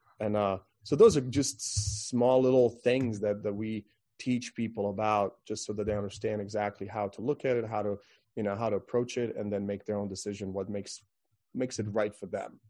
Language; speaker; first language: English; non-native, fluent; Croatian